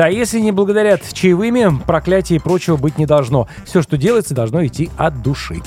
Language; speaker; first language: Russian; native; Russian